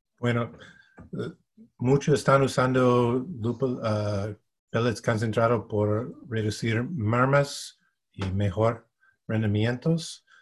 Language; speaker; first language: Spanish; non-native, fluent; English